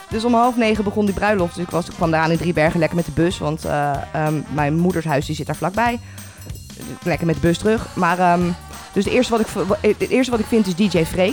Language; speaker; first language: Dutch; native; Dutch